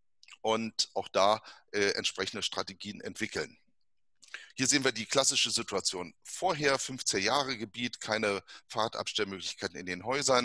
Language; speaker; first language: German; native; German